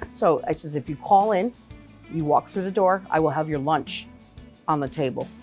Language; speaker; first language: English; native; English